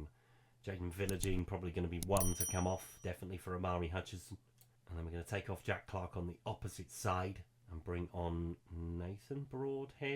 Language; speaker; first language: English; native; English